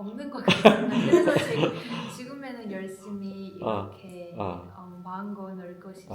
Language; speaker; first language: Korean; non-native, learner; Chinese